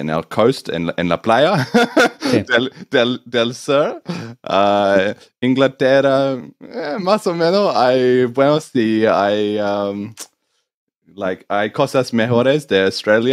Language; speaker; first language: Spanish; non-native, learner; English